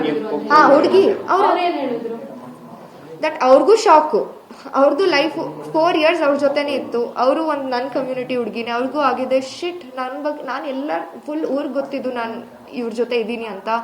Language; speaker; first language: Kannada; non-native, local second language; Kodava